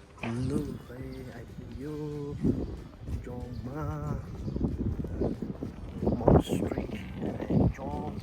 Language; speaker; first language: Nepali; non-native, local second language; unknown